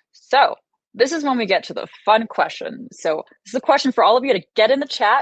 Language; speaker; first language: English; native; English